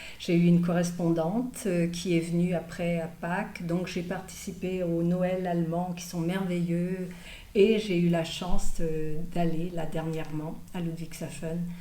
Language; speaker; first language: French; native; French